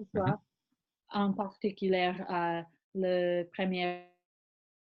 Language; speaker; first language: French; non-native, learner; English